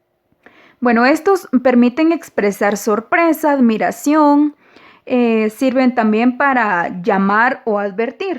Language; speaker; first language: Spanish; native; Spanish